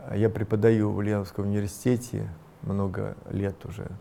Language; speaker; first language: Russian; native; Russian